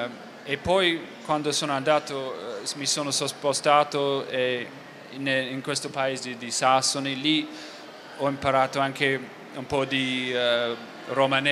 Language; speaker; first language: Italian; non-native, fluent; English